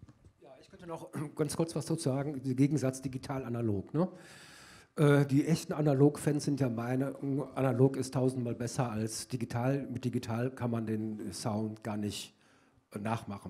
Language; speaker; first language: German; native; German